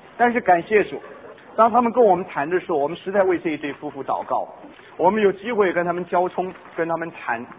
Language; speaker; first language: Chinese; non-native, local second language; Cantonese